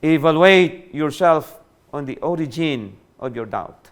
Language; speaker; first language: English; non-native, local second language; Hiligaynon